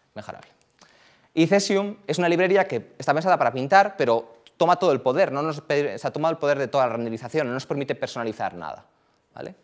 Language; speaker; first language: Spanish; native; Spanish